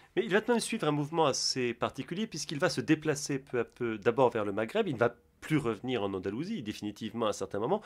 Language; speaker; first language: French; native; French